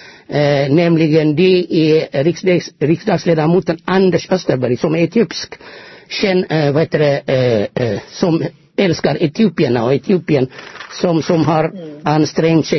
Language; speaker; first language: Swedish; non-native, fluent; Amharic